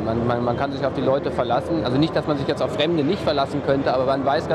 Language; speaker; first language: German; native; German